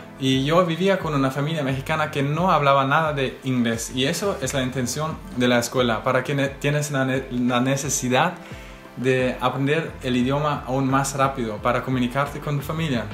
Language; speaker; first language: Spanish; non-native, fluent; German